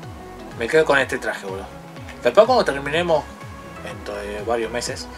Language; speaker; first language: Spanish; native; Spanish